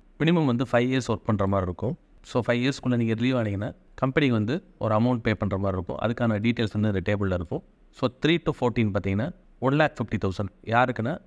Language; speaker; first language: Tamil; native; Tamil